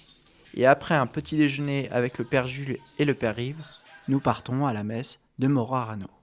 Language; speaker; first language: French; native; French